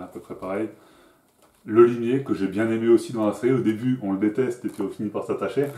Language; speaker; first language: French; native; French